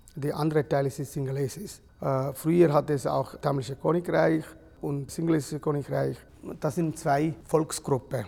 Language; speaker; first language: German; non-native, fluent; Sinhala